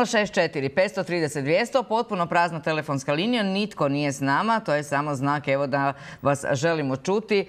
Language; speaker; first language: Croatian; native; Croatian